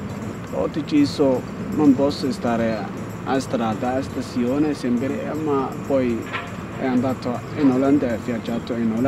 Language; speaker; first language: Italian; non-native, learner; Somali